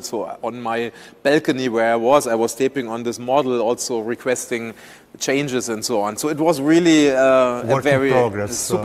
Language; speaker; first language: English; non-native, fluent; German